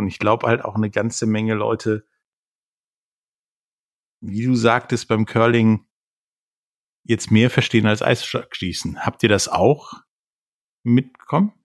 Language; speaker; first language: German; native; German